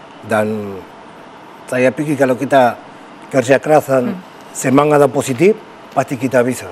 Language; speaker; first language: Indonesian; non-native, fluent; Spanish